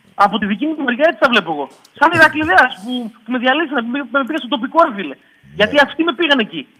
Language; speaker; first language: Greek; native; Greek